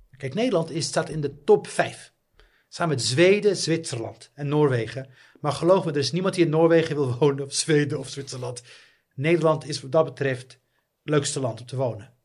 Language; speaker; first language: Dutch; early bilingual, other home language; Riffian